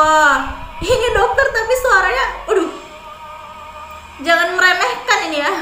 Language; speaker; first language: Indonesian; native; Indonesian